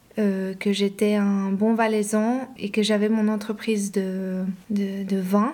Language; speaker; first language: French; native; French